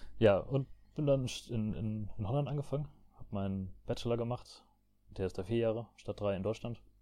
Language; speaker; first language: German; native; German